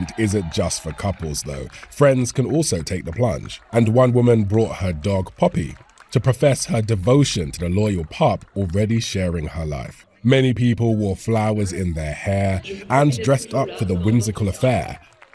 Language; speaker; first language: English; native; English